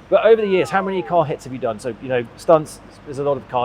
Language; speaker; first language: English; native; English